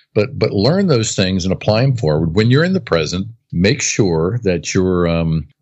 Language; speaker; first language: English; native; English